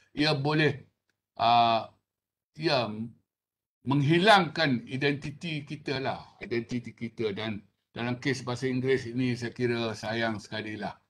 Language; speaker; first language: Malay; non-native, local second language; Chinese